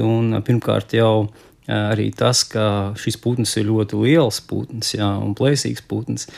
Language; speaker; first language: Latvian; native; Latvian